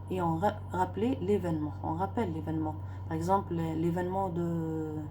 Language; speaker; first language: French; non-native, local second language; Arabic